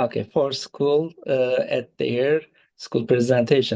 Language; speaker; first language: English; non-native, fluent; Turkish